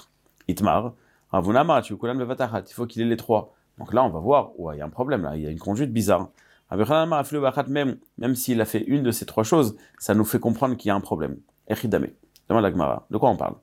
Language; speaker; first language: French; native; French